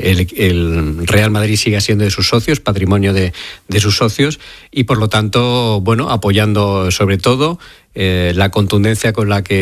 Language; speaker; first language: Spanish; native; Spanish